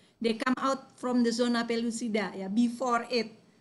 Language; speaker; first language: English; non-native, fluent; Indonesian